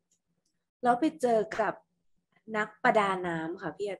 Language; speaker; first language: Thai; native; Thai